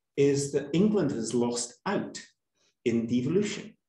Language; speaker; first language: English; native; English